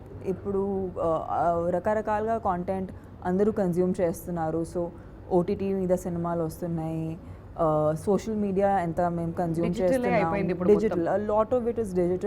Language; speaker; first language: Telugu; non-native, fluent; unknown